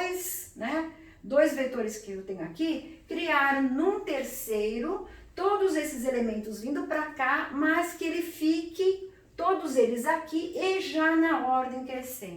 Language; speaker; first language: Portuguese; native; Portuguese